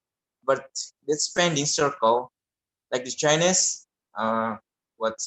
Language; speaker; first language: English; non-native, learner; Indonesian